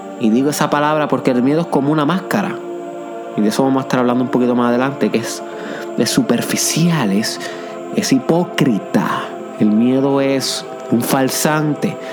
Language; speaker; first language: Spanish; native; Spanish